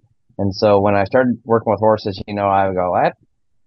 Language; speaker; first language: English; native; English